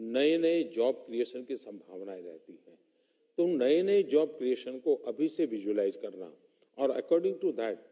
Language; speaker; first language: Hindi; non-native, local second language; Gujarati